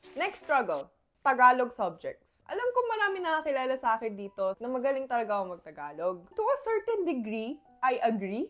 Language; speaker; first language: Filipino; early bilingual, other home language; Korean